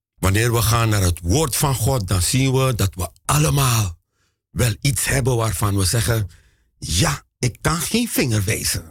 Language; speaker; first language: Dutch; non-native, fluent; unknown